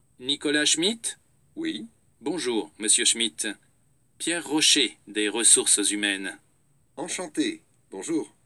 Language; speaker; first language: French; native; French